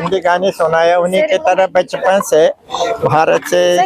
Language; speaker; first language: Hindi; non-native, fluent; Uzbek